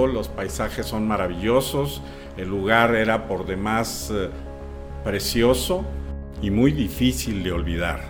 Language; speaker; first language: Spanish; native; Spanish